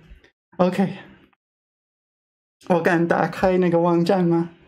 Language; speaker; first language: Chinese; non-native, fluent; English